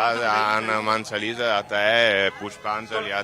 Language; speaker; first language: Hindi; non-native, learner; Italian